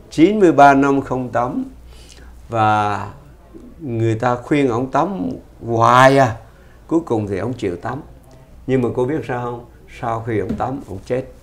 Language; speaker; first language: Vietnamese; native; Vietnamese